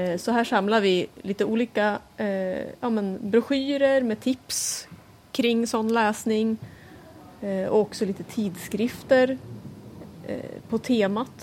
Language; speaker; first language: Swedish; native; Swedish